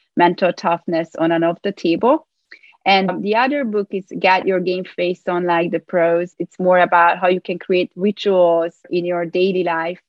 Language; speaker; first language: English; non-native, fluent; Hungarian